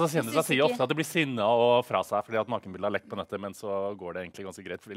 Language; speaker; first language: Norwegian; native; Norwegian